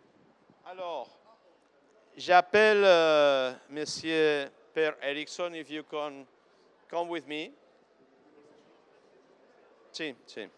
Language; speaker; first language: English; non-native, fluent; Catalan